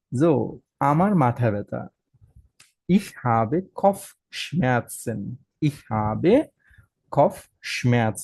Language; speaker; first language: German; non-native, fluent; Bangla